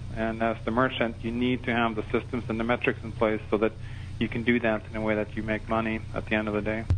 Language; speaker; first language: English; non-native, fluent; Norwegian